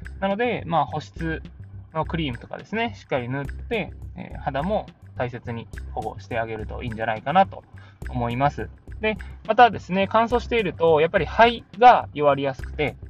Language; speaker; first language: Japanese; native; Japanese